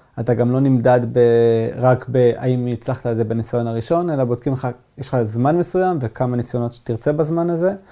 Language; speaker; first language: Hebrew; native; Hebrew